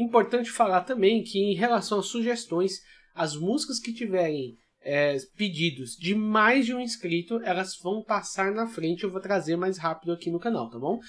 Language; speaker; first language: Portuguese; native; Portuguese